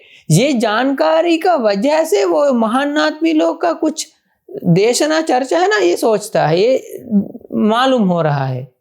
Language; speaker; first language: Hindi; non-native, fluent; Sinhala